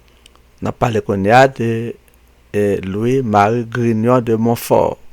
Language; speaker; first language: French; non-native, local second language; Haitian Creole